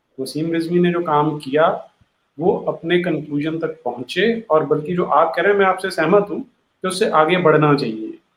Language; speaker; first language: Hindi; native; Hindi